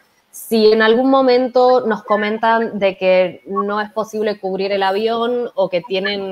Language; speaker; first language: Spanish; native; Spanish